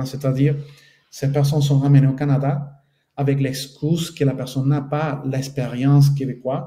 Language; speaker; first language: French; non-native, fluent; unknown